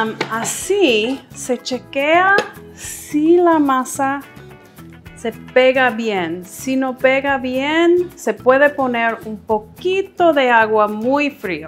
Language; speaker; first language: Spanish; non-native, fluent; English